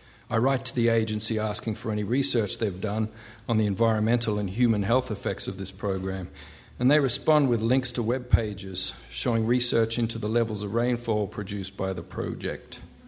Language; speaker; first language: English; native; English